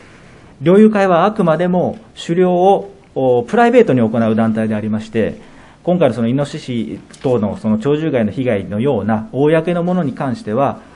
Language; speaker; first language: Japanese; native; Japanese